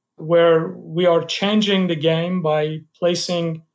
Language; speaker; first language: English; non-native, fluent; Persian